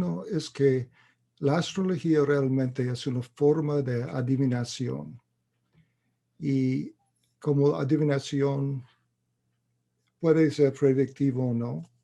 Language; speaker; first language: Spanish; non-native, fluent; English